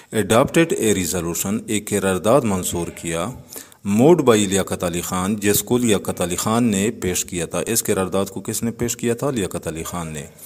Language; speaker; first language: Urdu; native; Urdu